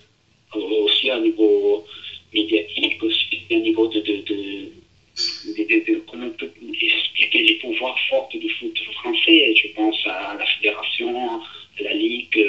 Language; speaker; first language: French; non-native, fluent; Italian